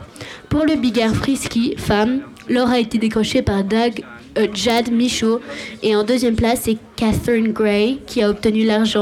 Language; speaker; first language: French; native; French